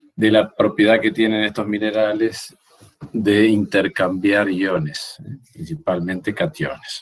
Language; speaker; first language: Spanish; native; Spanish